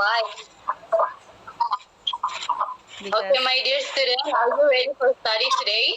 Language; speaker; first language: English; non-native, learner; Indonesian